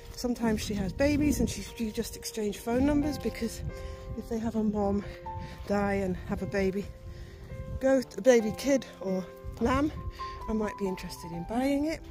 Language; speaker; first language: English; native; English